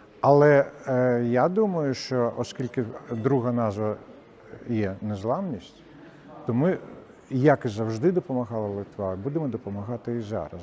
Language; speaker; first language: Ukrainian; non-native, fluent; Lithuanian